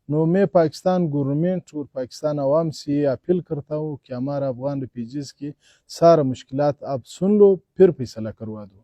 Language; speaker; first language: Hindi; non-native, fluent; Pashto